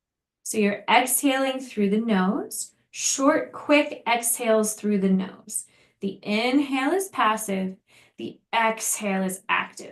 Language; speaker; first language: English; native; English